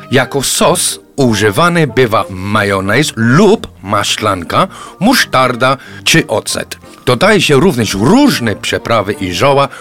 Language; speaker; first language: Polish; non-native, fluent; English